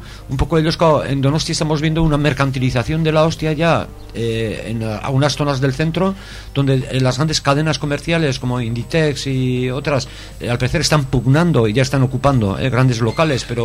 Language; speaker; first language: Spanish; native; Spanish